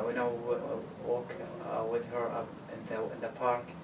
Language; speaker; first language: English; non-native, learner; Arabic